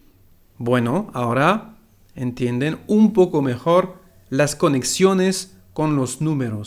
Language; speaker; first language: Spanish; non-native, fluent; French